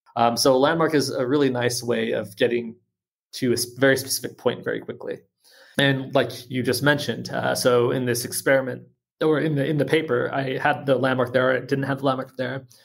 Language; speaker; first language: English; native; English